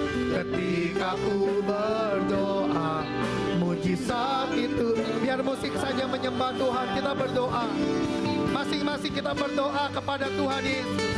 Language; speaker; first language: Indonesian; native; Indonesian